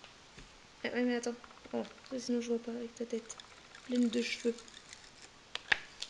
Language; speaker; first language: French; native; French